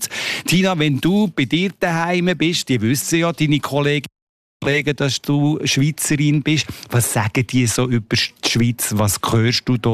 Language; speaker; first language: German; native; German